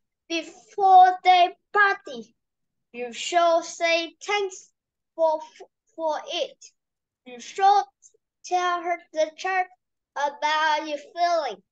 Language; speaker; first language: English; non-native, learner; Vietnamese